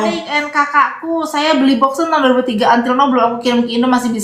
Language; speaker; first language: Indonesian; native; Indonesian